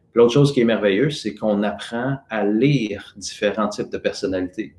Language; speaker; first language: French; native; French